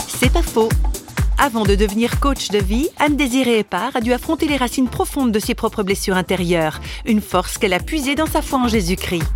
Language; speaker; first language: French; native; French